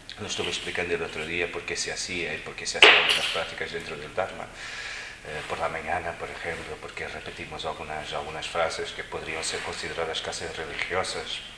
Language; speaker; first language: Spanish; non-native, fluent; Portuguese